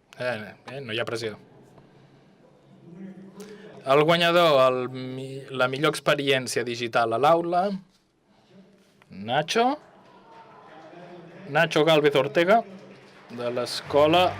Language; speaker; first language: Catalan; non-native, fluent; English